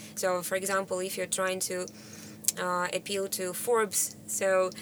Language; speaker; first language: English; non-native, fluent; Russian